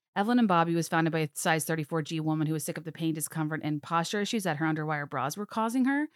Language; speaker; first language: English; native; English